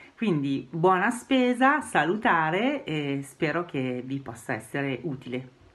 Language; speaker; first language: Italian; native; Italian